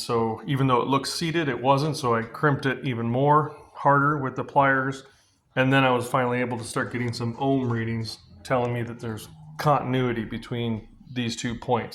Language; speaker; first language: English; native; English